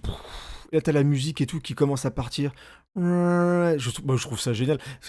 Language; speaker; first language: French; native; French